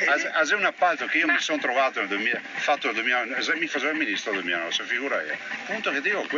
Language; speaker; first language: Italian; native; Italian